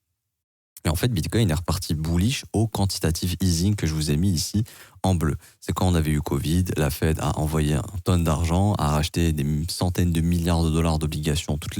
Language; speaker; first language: French; native; French